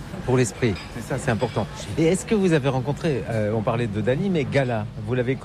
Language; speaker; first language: French; native; French